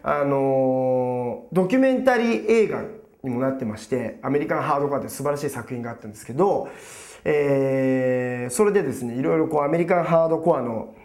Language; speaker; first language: Japanese; native; Japanese